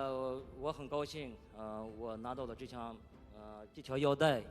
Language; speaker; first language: Chinese; non-native, local second language; Kyrgyz